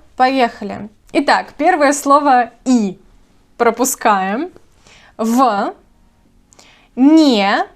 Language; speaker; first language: Russian; native; Russian